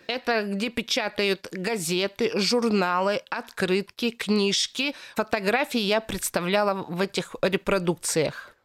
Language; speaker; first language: Russian; native; Russian